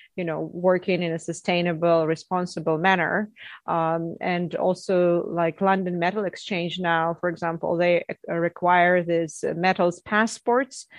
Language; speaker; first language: English; non-native, fluent; Russian